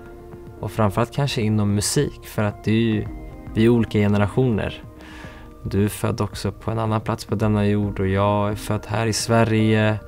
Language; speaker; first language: Swedish; early bilingual, other home language; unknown